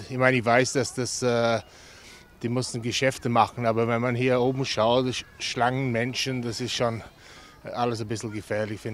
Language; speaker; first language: German; non-native, fluent; English